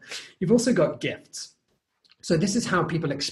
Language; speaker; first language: English; native; English